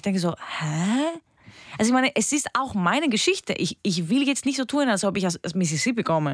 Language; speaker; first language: German; non-native, fluent; Greek